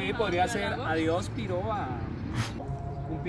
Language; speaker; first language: Spanish; native; Spanish